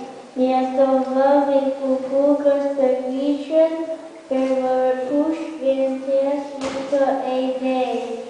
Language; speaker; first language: Lithuanian; early bilingual, heritage; Lithuanian